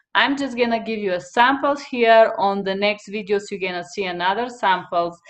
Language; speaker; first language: English; non-native, fluent; Bulgarian